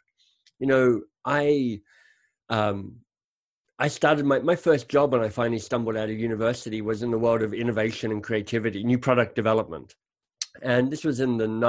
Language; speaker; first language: English; native; English